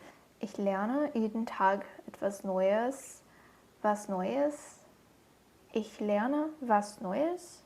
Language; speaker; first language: German; non-native, learner; Portuguese